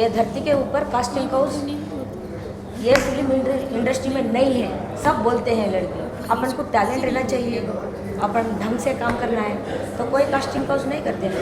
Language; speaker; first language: Hindi; non-native, local second language; Lambadi